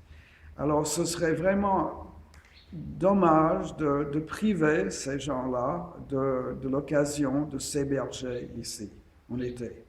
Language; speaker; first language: French; non-native, fluent; English